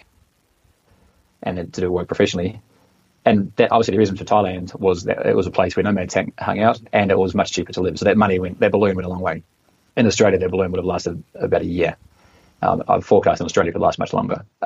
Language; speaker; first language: English; native; English